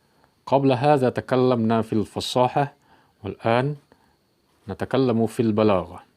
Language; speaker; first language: Arabic; non-native, fluent; Indonesian